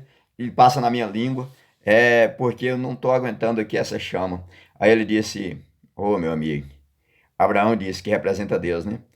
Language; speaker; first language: Portuguese; native; Portuguese